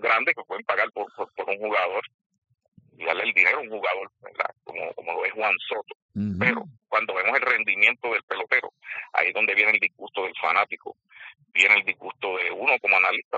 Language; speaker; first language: Spanish; native; Spanish